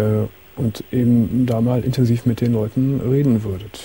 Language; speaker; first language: German; native; German